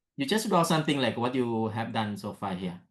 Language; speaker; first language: English; non-native, learner; Thai